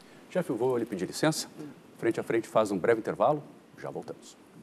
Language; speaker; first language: Portuguese; native; Portuguese